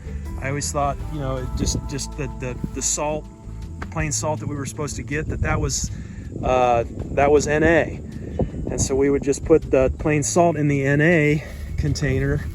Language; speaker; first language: English; native; English